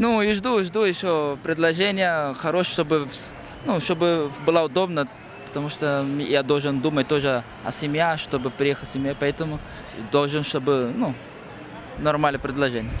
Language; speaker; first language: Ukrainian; non-native, learner; Portuguese